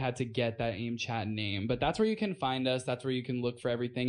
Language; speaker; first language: English; native; English